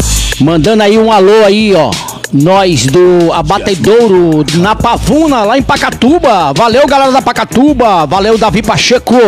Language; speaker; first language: Portuguese; native; Portuguese